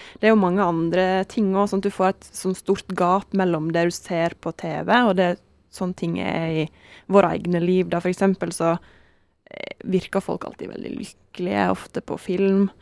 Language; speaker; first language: Norwegian; native; Norwegian